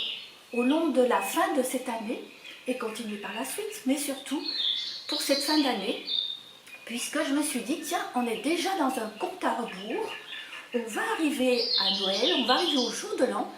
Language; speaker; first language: French; native; French